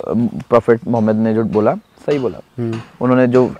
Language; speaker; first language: Hindi; native; Hindi